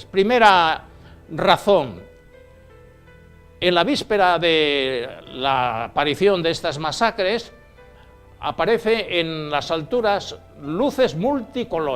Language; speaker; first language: Spanish; native; Spanish